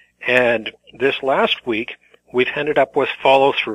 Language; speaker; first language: English; native; English